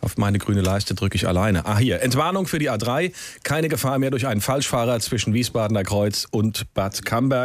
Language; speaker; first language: German; native; German